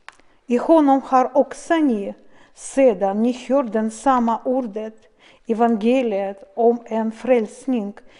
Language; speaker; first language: Swedish; non-native, fluent; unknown